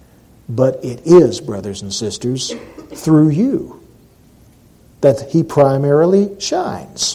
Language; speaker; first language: English; native; English